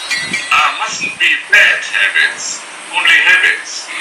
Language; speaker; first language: English; non-native, fluent; German